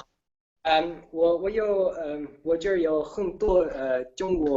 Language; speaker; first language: Chinese; non-native, learner; Italian